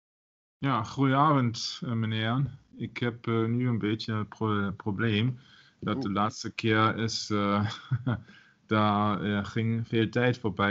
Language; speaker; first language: Dutch; non-native, learner; German